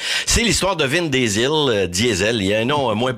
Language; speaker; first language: French; native; French